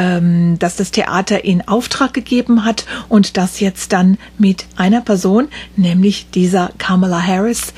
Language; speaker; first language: German; native; German